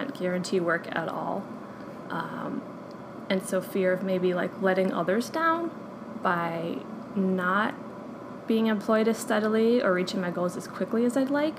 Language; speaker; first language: English; native; English